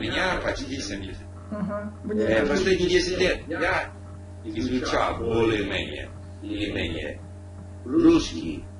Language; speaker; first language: Russian; non-native, learner; English